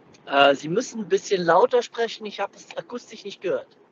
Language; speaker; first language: German; native; German